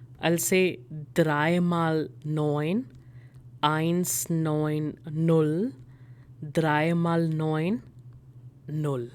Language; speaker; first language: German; non-native, fluent; Hindi